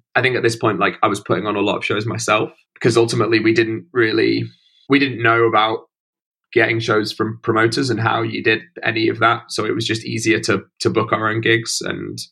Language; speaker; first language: English; native; English